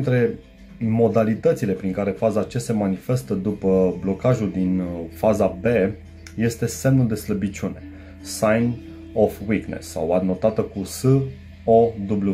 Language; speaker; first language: Romanian; native; Romanian